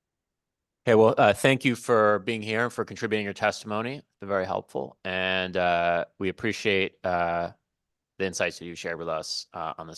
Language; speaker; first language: English; native; English